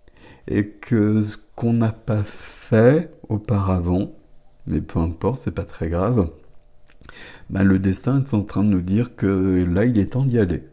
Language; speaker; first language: French; native; French